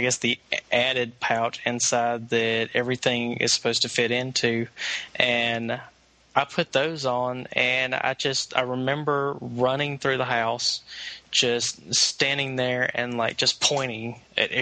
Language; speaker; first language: English; native; English